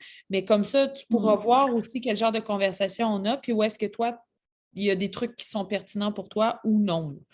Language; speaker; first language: French; native; French